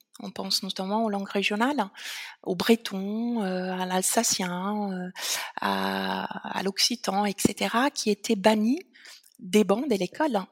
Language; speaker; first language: French; non-native, fluent; Italian